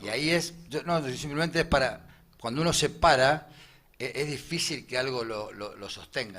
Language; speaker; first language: Spanish; native; Spanish